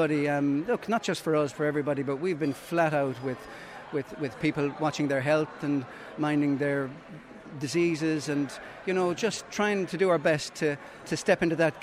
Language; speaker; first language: English; native; English